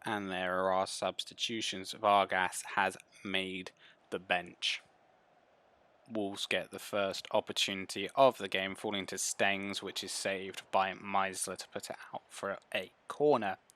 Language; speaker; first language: English; native; English